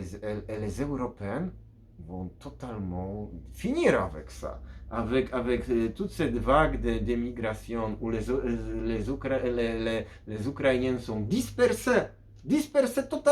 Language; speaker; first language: French; non-native, fluent; Polish